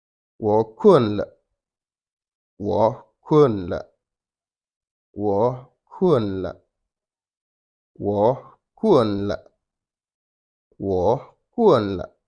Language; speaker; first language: Chinese; non-native, fluent; Wolof